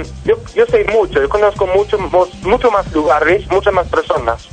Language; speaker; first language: Spanish; non-native, learner; English